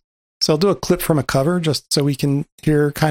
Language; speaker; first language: English; native; English